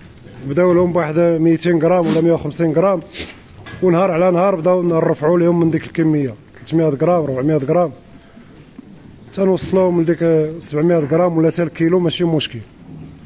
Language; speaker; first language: Arabic; native; Arabic